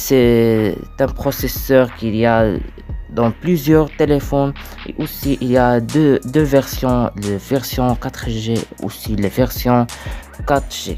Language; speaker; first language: French; non-native, learner; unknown